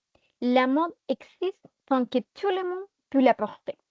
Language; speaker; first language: French; non-native, fluent; Spanish